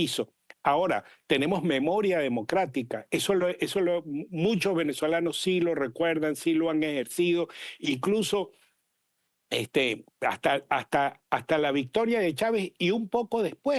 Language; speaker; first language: Spanish; native; Spanish